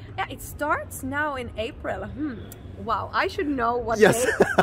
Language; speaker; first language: English; non-native, fluent; Finnish